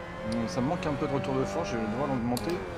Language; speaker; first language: French; native; French